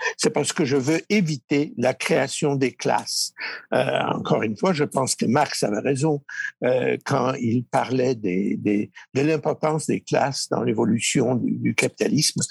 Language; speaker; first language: French; early bilingual, other home language; Polish